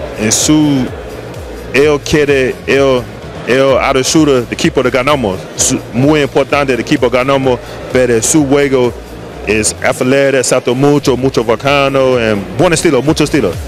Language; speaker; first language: Spanish; non-native, learner; English